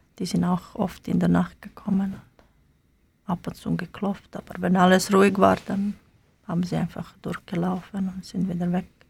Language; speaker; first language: German; non-native, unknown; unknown